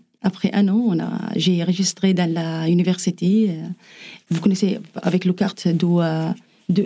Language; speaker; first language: French; non-native, learner; Arabic